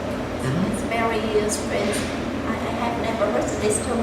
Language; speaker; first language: English; non-native, learner; Vietnamese